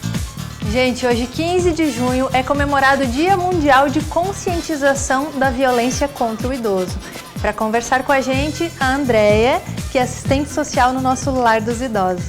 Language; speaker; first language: Portuguese; native; Portuguese